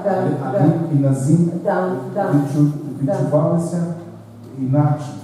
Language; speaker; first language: Ukrainian; non-native, learner; Portuguese